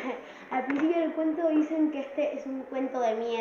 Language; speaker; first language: Spanish; native; Spanish